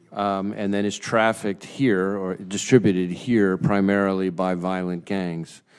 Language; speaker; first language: English; native; English